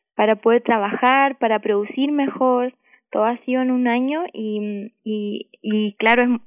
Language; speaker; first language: Spanish; native; Spanish